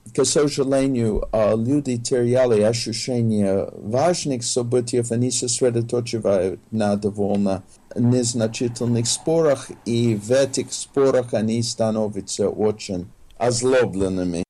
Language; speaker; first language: Russian; non-native, fluent; English